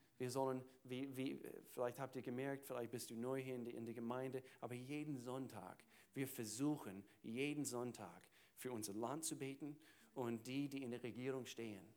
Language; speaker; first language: German; non-native, fluent; English